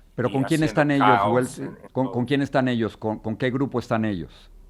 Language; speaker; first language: Spanish; native; Spanish